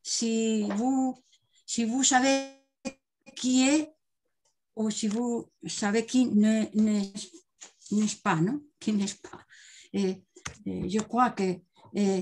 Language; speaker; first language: French; non-native, learner; Spanish